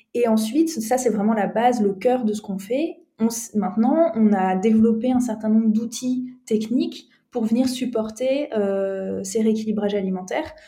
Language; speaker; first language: French; native; French